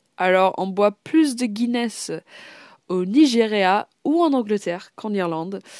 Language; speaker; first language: French; non-native, fluent; English